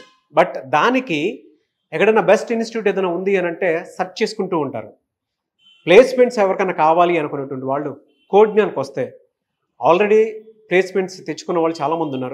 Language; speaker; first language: Telugu; native; Telugu